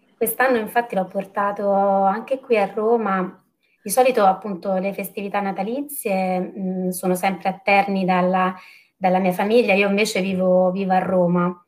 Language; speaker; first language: Italian; native; Italian